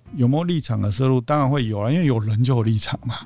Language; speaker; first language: Chinese; native; Chinese